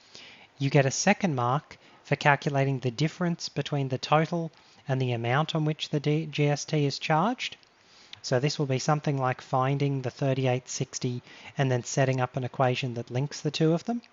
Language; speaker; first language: English; native; English